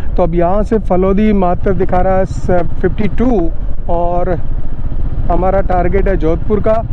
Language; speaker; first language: Hindi; native; Hindi